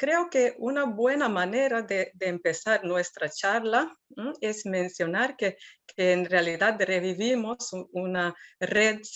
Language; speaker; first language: Spanish; non-native, fluent; Serbian